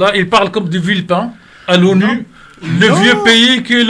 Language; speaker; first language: French; native; French